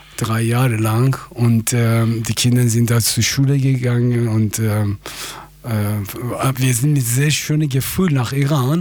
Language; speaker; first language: German; non-native, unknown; Persian